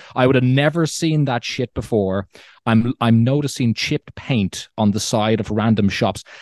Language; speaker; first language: English; native; English